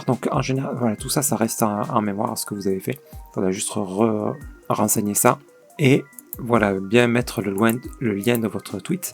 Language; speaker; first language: French; native; French